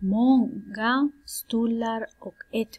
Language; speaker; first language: Swedish; non-native, fluent; Pashto